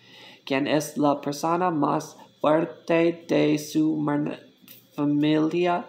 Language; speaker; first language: Spanish; non-native, learner; English